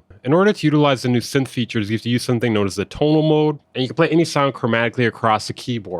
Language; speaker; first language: English; native; English